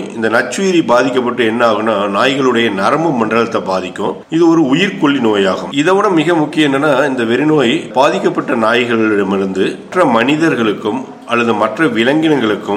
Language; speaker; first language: Tamil; native; Tamil